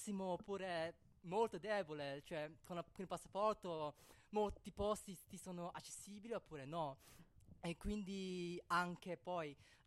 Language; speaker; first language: Italian; non-native, fluent; Cantonese